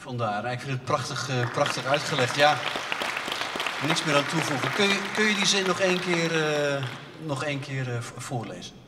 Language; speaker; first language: Dutch; native; Dutch